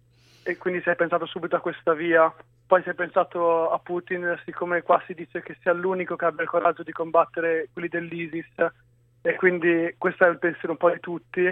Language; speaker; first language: Italian; native; Italian